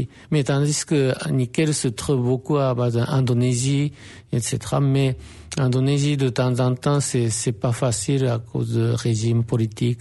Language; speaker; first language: French; non-native, fluent; Japanese